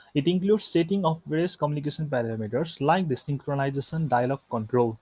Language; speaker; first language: English; non-native, local second language; Nepali